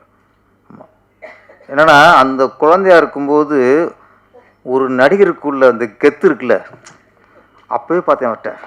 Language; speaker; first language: Tamil; native; Tamil